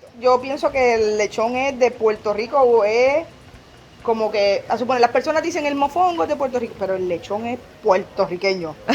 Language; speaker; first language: Spanish; native; Spanish